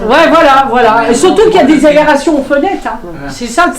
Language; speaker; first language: French; native; French